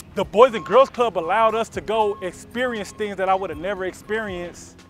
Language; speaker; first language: English; native; English